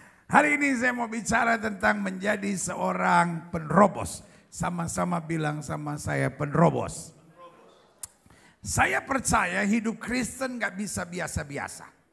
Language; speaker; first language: Indonesian; native; Indonesian